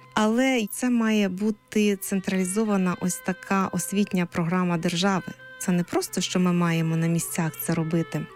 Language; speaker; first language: Ukrainian; native; Ukrainian